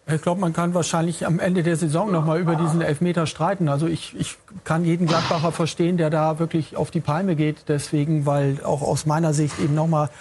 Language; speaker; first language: German; native; German